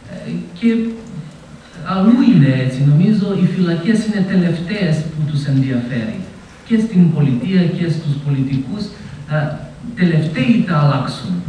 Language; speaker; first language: Greek; non-native, fluent; Macedonian